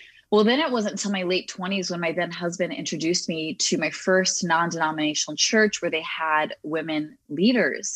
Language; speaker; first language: English; native; English